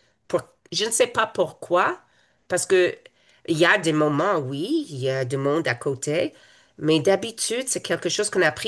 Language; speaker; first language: French; non-native, fluent; English